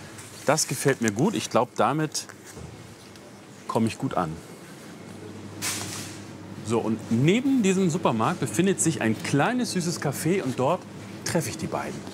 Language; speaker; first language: German; native; German